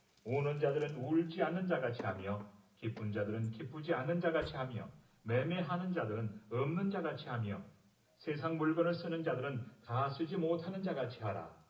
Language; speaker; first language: Korean; native; Korean